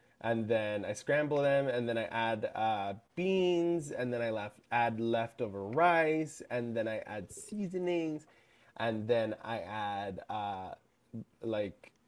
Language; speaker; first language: English; native; English